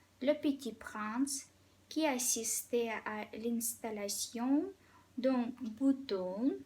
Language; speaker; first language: French; non-native, fluent; Russian